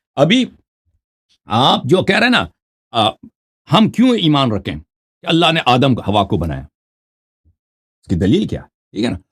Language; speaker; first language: Urdu; non-native, fluent; Persian